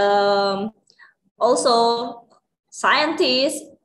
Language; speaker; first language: English; non-native, learner; Indonesian